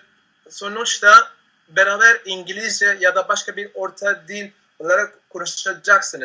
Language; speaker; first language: Turkish; non-native, learner; Spanish